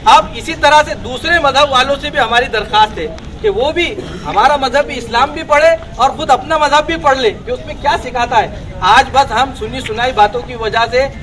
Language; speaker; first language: Urdu; native; Urdu